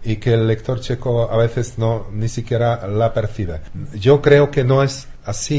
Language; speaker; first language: Spanish; non-native, fluent; Czech